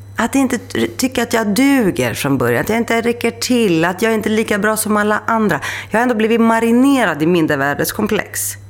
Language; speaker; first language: Swedish; early bilingual, other home language; Greek